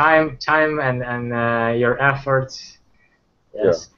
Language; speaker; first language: English; non-native, fluent; Ukrainian